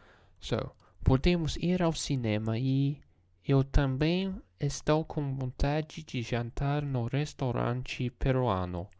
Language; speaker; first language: Portuguese; non-native, learner; English